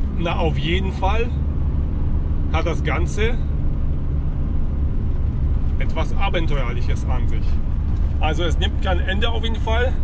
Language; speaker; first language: German; native; German